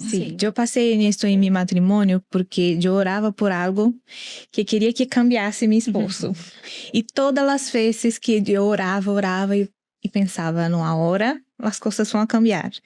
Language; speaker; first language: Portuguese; non-native, learner; Spanish